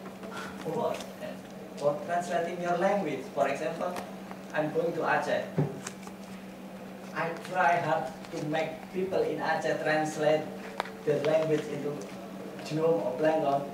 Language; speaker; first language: English; non-native, fluent; Indonesian